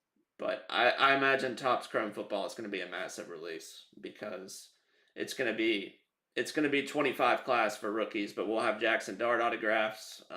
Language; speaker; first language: English; native; English